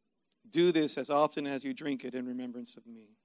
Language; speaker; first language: English; native; English